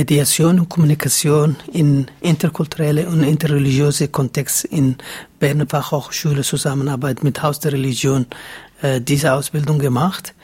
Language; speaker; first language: German; non-native, fluent; Somali